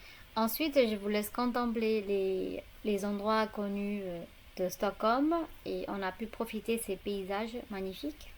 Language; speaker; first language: French; non-native, fluent; Burmese